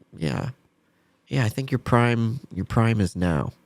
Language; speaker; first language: English; native; English